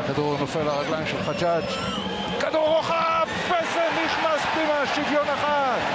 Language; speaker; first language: Hebrew; native; Hebrew